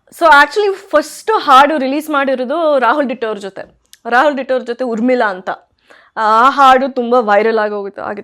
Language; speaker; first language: Kannada; early bilingual, heritage; Kannada